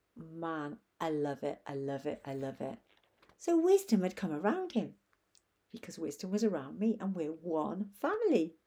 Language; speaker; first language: English; native; English